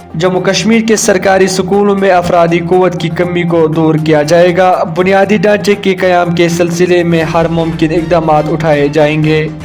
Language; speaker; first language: Urdu; non-native, local second language; Kashmiri